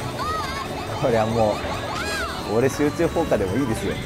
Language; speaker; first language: Japanese; native; Japanese